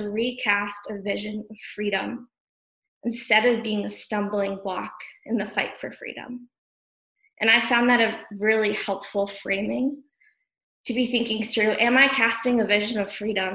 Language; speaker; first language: English; native; English